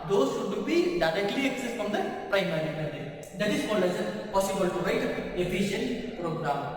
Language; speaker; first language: English; non-native, local second language; Kannada